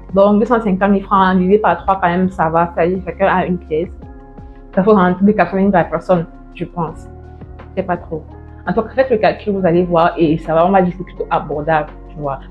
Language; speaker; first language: French; native; French